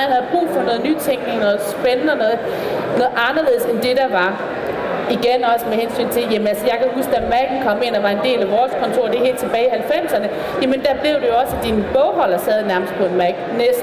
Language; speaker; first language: Danish; native; Danish